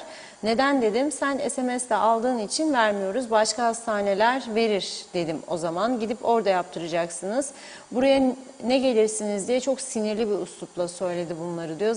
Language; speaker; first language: Turkish; native; Turkish